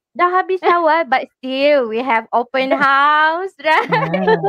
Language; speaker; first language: English; non-native, local second language; Malay